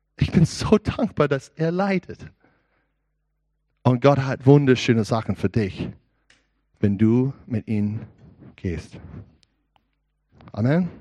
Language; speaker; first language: German; non-native, learner; English